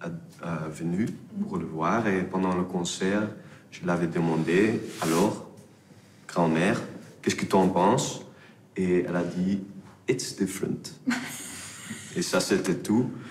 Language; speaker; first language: French; non-native, local second language; Dutch